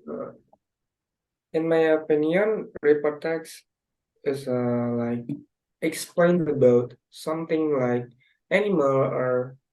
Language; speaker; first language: English; non-native, learner; Indonesian